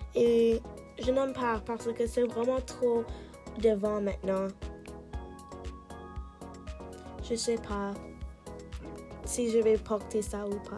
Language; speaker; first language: French; non-native, learner; English